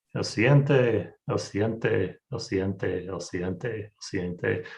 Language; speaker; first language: Spanish; non-native, learner; English